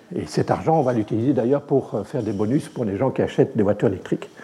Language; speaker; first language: French; native; French